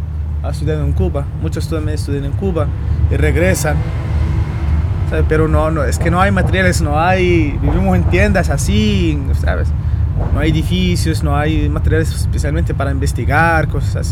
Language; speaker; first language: Spanish; non-native, local second language; Arabic